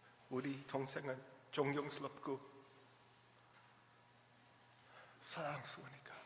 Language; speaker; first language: Korean; early bilingual, heritage; English